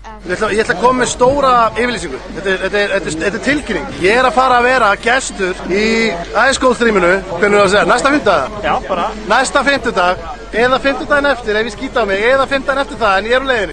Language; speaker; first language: Icelandic; native; Icelandic